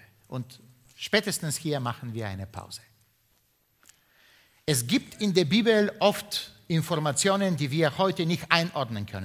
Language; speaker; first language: German; non-native, fluent; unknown